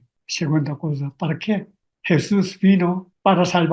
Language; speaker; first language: Spanish; non-native, learner; Korean